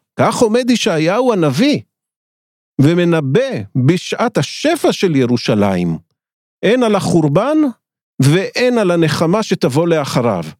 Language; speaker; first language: Hebrew; native; Hebrew